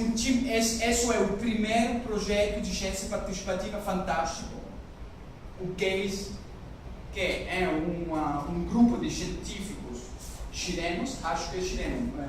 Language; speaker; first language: Portuguese; non-native, learner; French